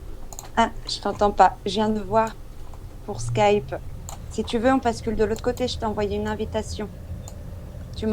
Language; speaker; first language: French; non-native, fluent; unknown